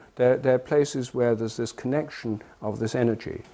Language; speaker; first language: English; native; English